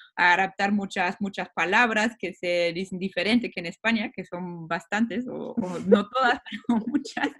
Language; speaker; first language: Spanish; non-native, fluent; German